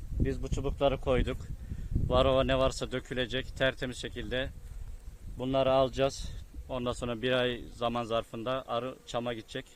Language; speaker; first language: Turkish; native; Turkish